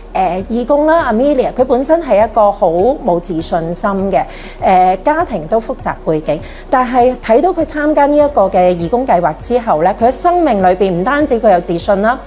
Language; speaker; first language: Cantonese; native; Cantonese